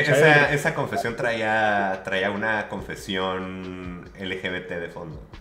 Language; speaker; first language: Spanish; native; Spanish